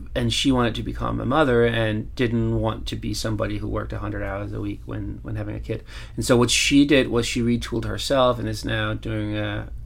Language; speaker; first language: English; non-native, fluent; Danish